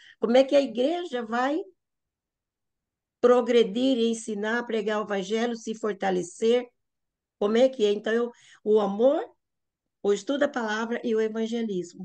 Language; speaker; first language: Portuguese; native; Portuguese